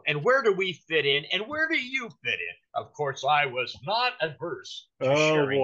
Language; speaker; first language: English; native; English